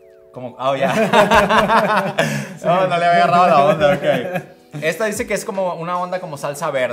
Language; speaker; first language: Spanish; native; Spanish